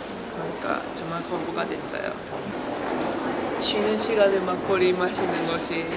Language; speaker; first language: Korean; non-native, learner; Japanese